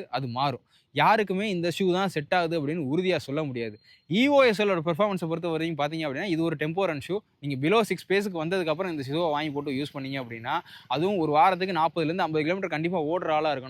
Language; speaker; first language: Tamil; native; Tamil